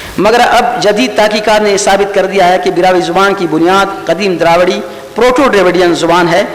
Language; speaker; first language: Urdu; non-native, local second language; Brahui